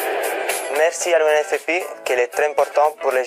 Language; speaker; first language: French; non-native, fluent; Italian